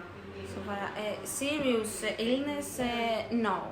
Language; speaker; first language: English; non-native, learner; Greek